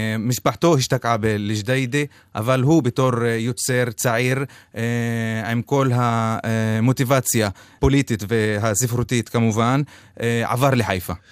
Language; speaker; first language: Hebrew; non-native, local second language; Arabic